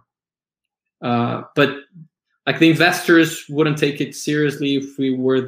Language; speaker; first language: English; non-native, fluent; Portuguese